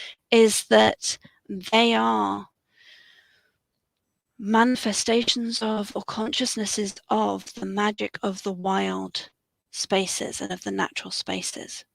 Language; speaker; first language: English; native; English